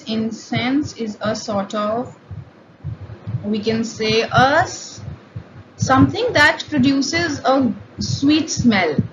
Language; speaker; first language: English; non-native, local second language; Hindi